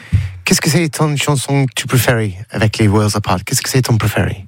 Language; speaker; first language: French; non-native, learner; English